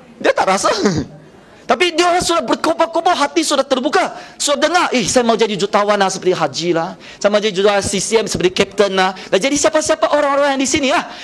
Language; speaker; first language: Malay; non-native, local second language; Chinese